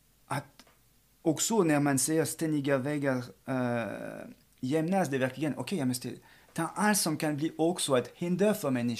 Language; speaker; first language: Swedish; non-native, fluent; French